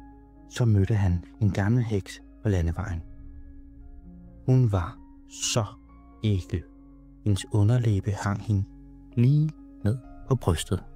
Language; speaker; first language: Danish; native; Danish